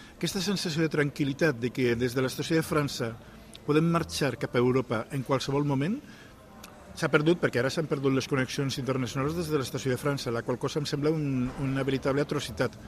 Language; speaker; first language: Catalan; non-native, local second language; Spanish